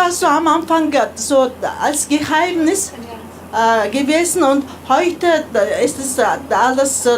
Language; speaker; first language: German; non-native, learner; Mongolian